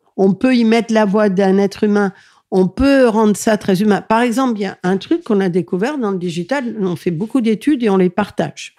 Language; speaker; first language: French; early bilingual, other home language; Catalan